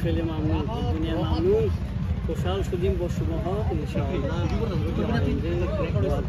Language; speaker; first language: Persian; non-native, fluent; Bangla